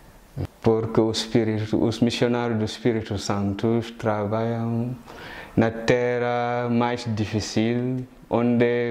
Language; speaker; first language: Portuguese; non-native, fluent; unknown